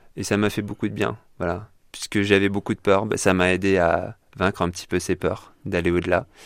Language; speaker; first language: French; native; French